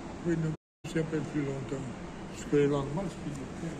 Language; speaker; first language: French; non-native, fluent; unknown